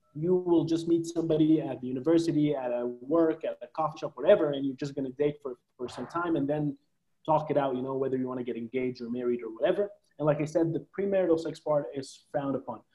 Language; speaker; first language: English; non-native, fluent; Arabic